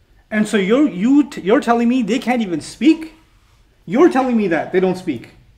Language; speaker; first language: English; native; English